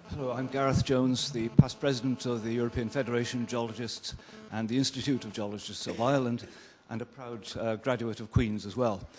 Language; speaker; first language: English; native; English